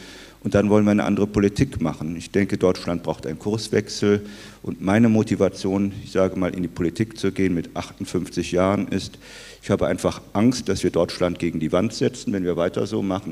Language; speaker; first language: German; native; German